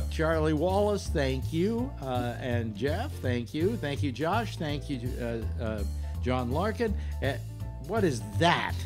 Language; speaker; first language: English; native; English